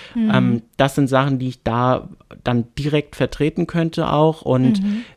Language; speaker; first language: German; native; German